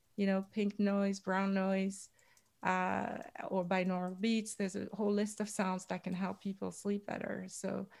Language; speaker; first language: English; non-native, fluent; French